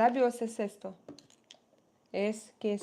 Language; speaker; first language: Spanish; non-native, learner; Russian